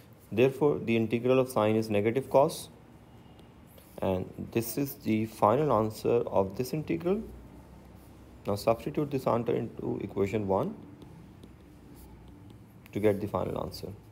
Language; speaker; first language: English; non-native, local second language; Urdu